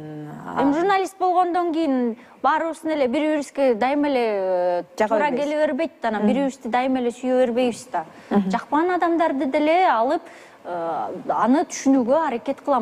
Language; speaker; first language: Kyrgyz; native; Kyrgyz